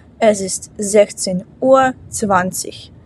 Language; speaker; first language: German; non-native, fluent; Ukrainian